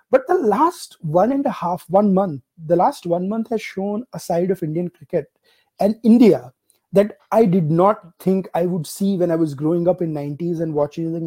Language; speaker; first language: English; non-native, local second language; Gujarati